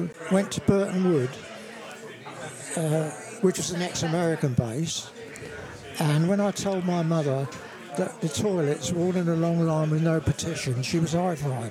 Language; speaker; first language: English; native; English